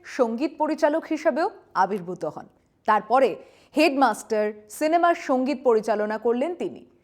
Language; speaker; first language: Bangla; native; Bangla